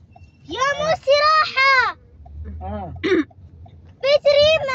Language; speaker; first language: Arabic; non-native, learner; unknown